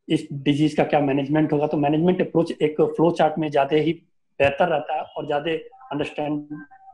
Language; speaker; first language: Hindi; native; Hindi